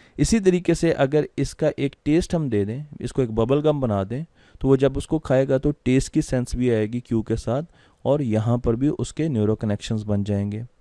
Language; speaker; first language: Urdu; non-native, local second language; Punjabi